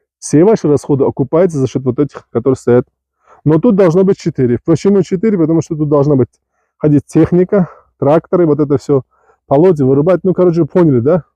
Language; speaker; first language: Russian; non-native, local second language; Uzbek